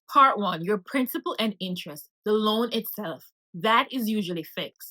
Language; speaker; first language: English; native; English